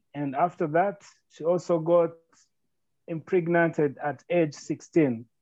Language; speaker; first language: English; non-native, local second language; Kinyarwanda